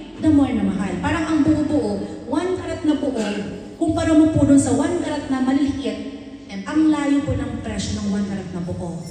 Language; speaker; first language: Filipino; non-native, local second language; Bikol